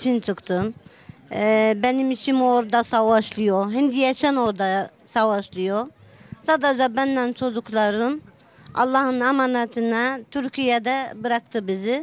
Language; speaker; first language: Turkish; early bilingual, heritage; Turkish